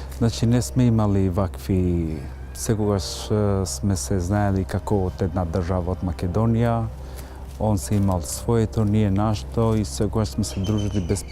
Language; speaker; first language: Macedonian; non-native, local second language; Albanian